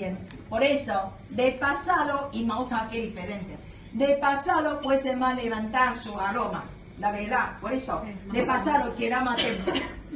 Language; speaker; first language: Spanish; non-native, learner; Chinese